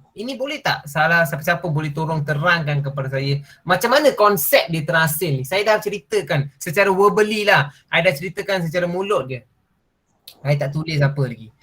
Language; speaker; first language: Malay; non-native, local second language; Tamil